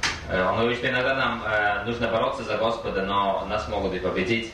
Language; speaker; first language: Russian; native; Russian